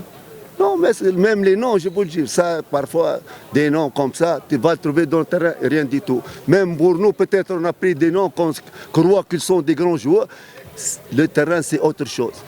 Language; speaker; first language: French; non-native, local second language; Arabic